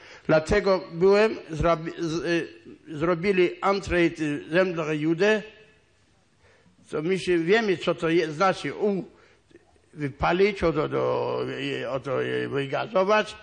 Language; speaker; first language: Polish; non-native, local second language; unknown